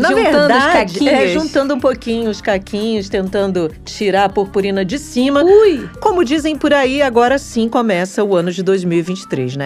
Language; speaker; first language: Portuguese; native; Portuguese